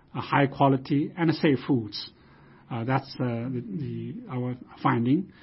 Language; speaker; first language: English; non-native, fluent; Chinese